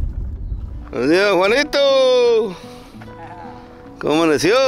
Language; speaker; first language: Spanish; native; Spanish